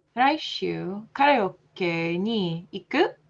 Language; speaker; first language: Japanese; non-native, learner; English